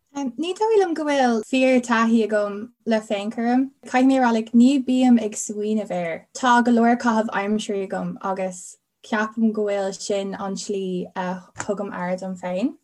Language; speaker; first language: Irish; non-native, local second language; English